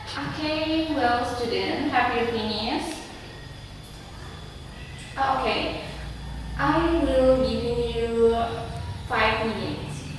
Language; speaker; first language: English; non-native, learner; Indonesian